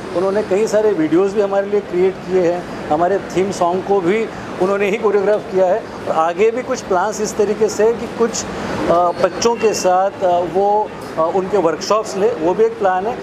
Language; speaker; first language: Hindi; native; Hindi